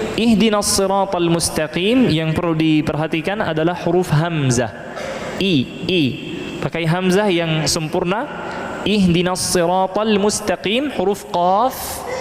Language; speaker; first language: Malay; non-native, fluent; Arabic